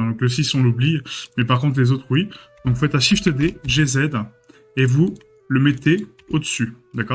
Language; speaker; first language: French; native; French